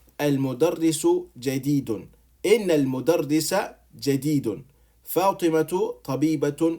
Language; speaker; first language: Arabic; non-native, fluent; English